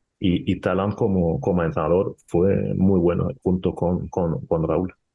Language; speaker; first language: Spanish; non-native, fluent; Swedish